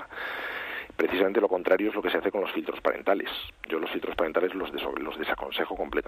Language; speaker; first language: Spanish; native; Spanish